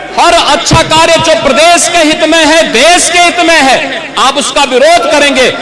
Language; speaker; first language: Hindi; native; Hindi